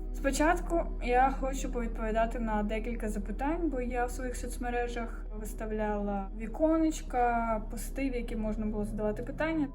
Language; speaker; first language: Ukrainian; native; Ukrainian